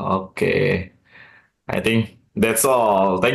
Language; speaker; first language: English; non-native, learner; Indonesian